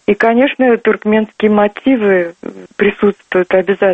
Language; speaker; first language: Russian; non-native, local second language; Turkmen